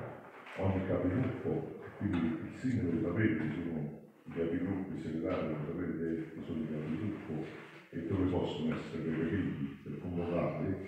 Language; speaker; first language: Italian; native; Italian